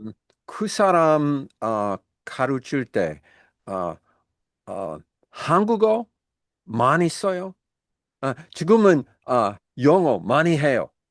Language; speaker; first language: Korean; non-native, learner; English